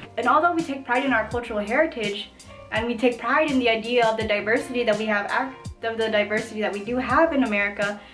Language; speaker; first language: English; native; English